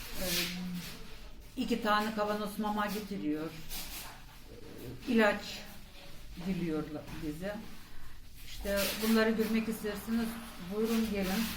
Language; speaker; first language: Turkish; non-native, fluent; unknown